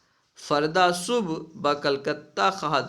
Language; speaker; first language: Persian; non-native, learner; Urdu